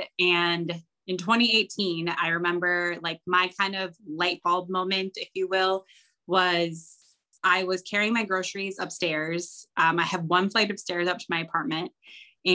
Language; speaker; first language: English; native; English